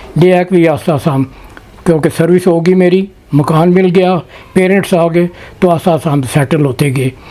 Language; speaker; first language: Urdu; non-native, local second language; Punjabi